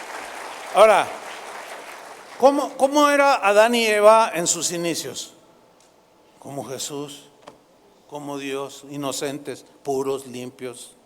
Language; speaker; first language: Spanish; native; Spanish